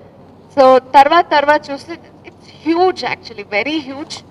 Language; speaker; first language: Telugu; non-native, fluent; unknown